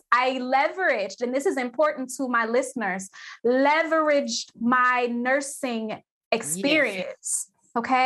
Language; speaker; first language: English; native; English